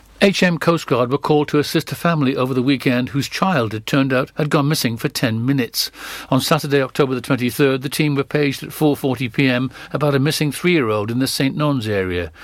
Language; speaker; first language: English; native; English